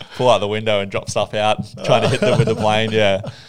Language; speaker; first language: English; native; English